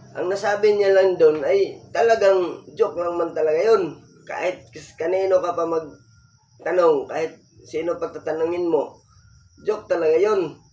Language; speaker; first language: Filipino; non-native, local second language; Cebuano